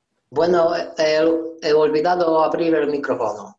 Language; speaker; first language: Spanish; non-native, learner; Romanian